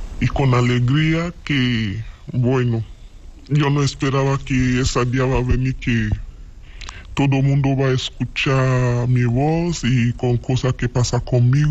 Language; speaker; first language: Spanish; non-native, learner; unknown